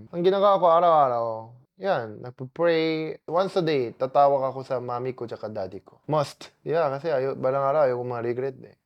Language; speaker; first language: Filipino; non-native, fluent; Korean